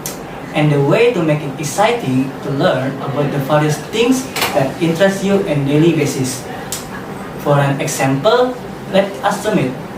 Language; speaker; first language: English; non-native, learner; Indonesian